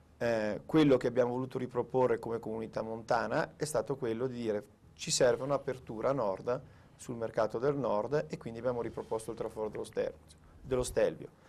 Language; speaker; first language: Italian; native; Italian